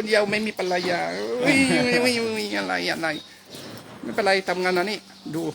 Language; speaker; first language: Thai; non-native, learner; French